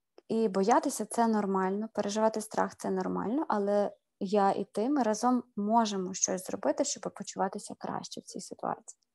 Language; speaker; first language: Ukrainian; native; Ukrainian